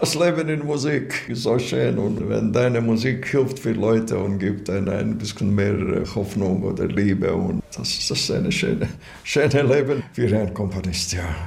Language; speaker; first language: German; non-native, learner; Latvian